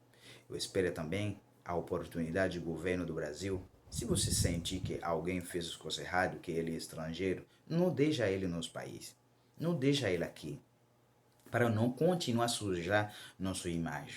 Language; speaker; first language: Portuguese; non-native, local second language; Haitian Creole